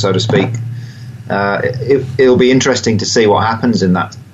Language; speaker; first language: English; native; English